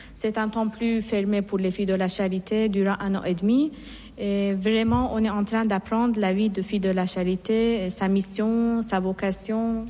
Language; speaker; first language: French; non-native, fluent; Persian